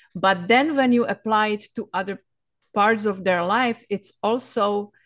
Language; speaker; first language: English; non-native, fluent; Czech